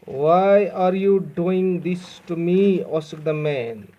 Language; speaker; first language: English; non-native, local second language; Urdu